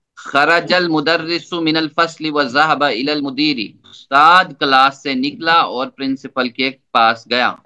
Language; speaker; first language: Urdu; native; Urdu